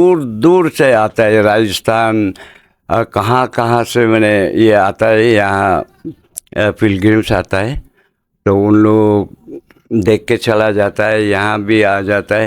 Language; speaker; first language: Hindi; non-native, local second language; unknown